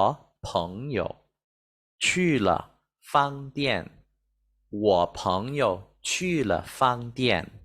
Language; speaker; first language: Chinese; non-native, fluent; Spanish